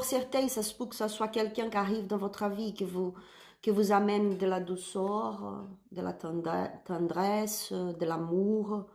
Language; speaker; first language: French; non-native, learner; Spanish